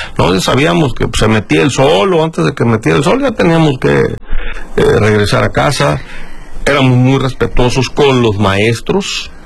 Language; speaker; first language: Spanish; native; Spanish